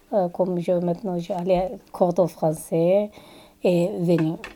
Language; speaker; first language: French; non-native, learner; Kurdish